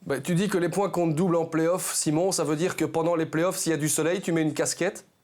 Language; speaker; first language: French; native; French